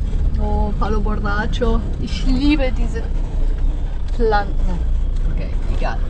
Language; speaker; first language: German; non-native, fluent; Italian